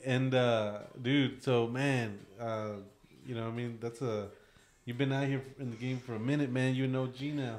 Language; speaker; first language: English; early bilingual, other home language; Spanish